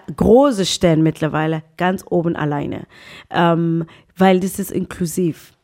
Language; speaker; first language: German; non-native, fluent; Tswana